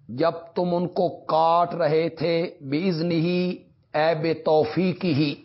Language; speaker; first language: Urdu; non-native, local second language; Punjabi